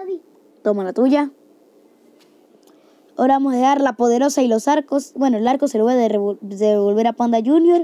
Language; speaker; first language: Spanish; native; Spanish